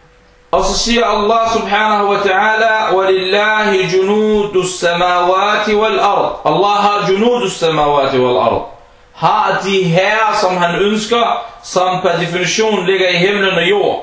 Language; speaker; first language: Danish; early bilingual, other home language; Arabic